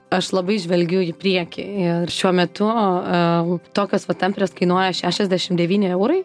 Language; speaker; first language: Lithuanian; native; Lithuanian